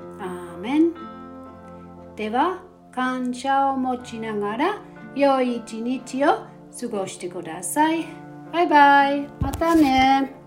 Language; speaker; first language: Japanese; non-native, fluent; German